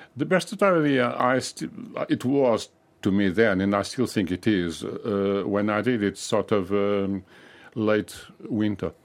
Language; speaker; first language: English; non-native, fluent; Portuguese